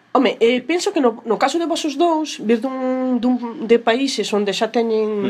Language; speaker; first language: Galician; non-native, local second language; Spanish